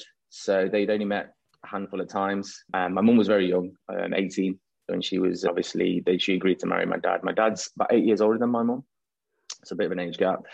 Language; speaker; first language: English; native; English